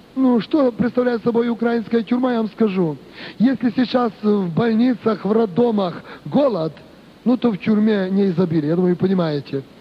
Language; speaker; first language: Russian; non-native, local second language; Ukrainian